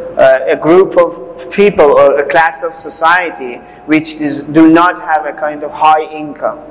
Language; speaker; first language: English; non-native, fluent; Persian